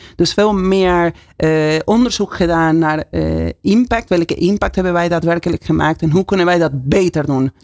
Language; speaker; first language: Dutch; non-native, fluent; Spanish